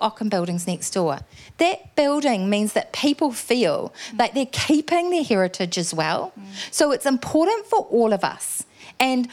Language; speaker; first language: English; native; English